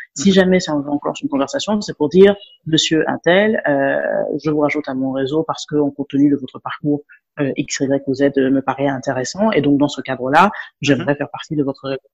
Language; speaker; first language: French; non-native, local second language; Wolof